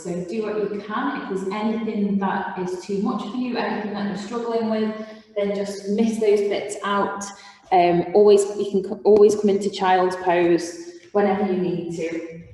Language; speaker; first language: English; native; English